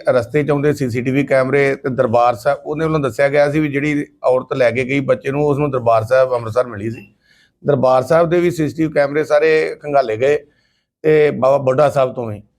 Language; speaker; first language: Punjabi; native; Punjabi